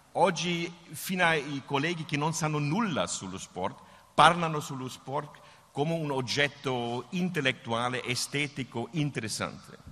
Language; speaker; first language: Italian; non-native, fluent; German